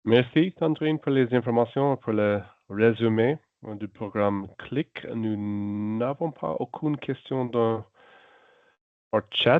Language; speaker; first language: French; non-native, local second language; German